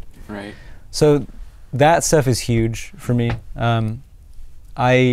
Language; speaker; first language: English; native; English